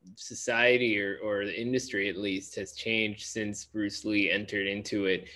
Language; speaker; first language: English; native; English